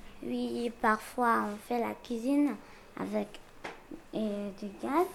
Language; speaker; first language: French; non-native, learner; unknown